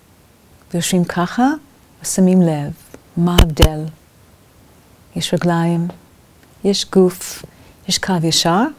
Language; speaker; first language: Hebrew; non-native, fluent; English